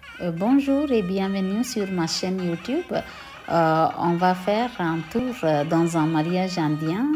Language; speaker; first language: French; non-native, local second language; Tamil